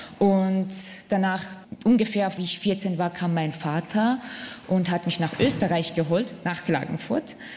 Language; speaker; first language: German; non-native, fluent; Central Kurdish